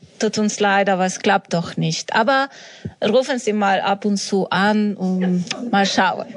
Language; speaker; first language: German; non-native, fluent; Spanish